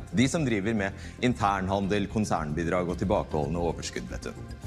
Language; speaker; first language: Norwegian; native; Norwegian